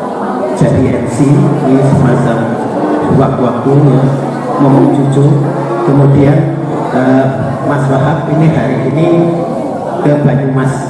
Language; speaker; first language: Indonesian; non-native, local second language; Javanese